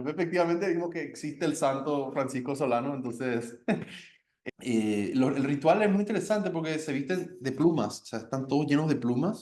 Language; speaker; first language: Spanish; native; Spanish